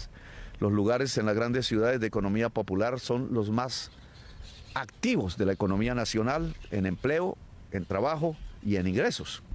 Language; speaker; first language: Spanish; native; Spanish